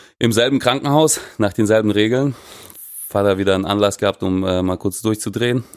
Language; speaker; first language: German; non-native, fluent; Russian